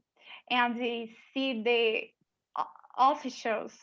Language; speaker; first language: English; non-native, learner; Portuguese